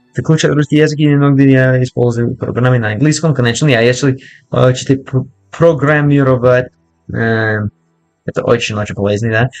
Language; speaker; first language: Russian; non-native, learner; English